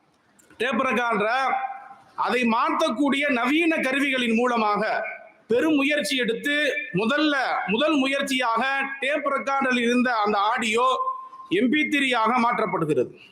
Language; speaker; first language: Tamil; native; Tamil